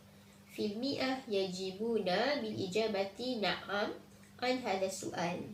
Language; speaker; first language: Arabic; non-native, learner; Malay